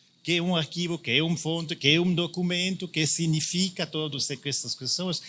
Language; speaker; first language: Portuguese; non-native, learner; French